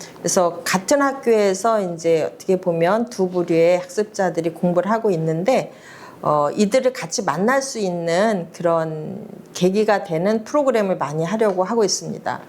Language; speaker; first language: Korean; native; Korean